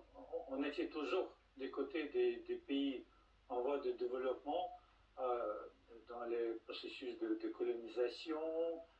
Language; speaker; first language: French; non-native, fluent; Russian